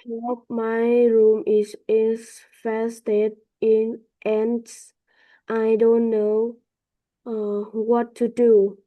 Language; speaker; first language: English; non-native, learner; Vietnamese